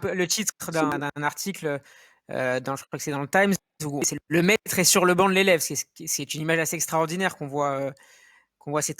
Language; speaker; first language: French; native; French